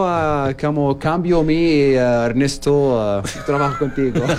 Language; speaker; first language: Spanish; non-native, learner; Arabic